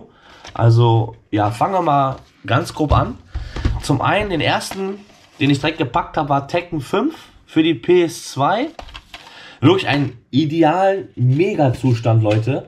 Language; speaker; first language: German; native; German